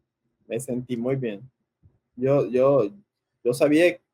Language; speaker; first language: Spanish; early bilingual, heritage; English